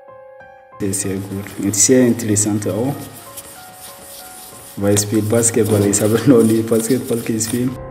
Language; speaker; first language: German; non-native, learner; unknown